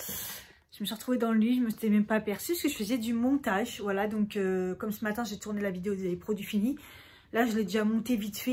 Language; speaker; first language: French; native; French